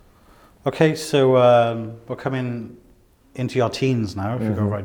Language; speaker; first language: English; native; English